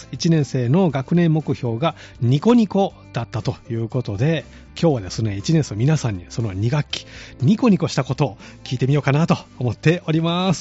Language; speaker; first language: Japanese; native; Japanese